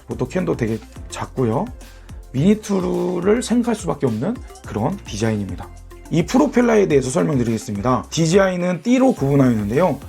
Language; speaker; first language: Korean; native; Korean